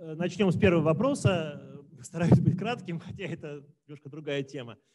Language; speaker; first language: Russian; native; Russian